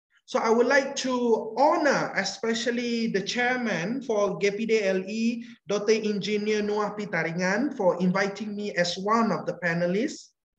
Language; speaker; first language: English; non-native, local second language; Malay